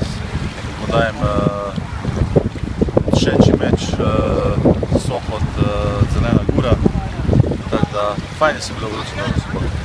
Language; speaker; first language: Polish; non-native, learner; Slovenian